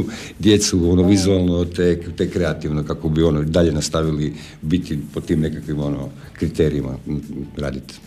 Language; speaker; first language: Croatian; native; Croatian